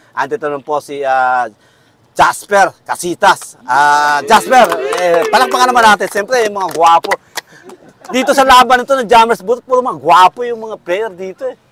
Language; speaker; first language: Filipino; native; Filipino